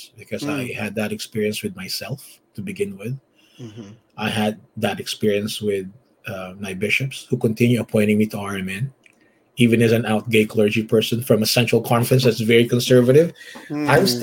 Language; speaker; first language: English; non-native, local second language; Filipino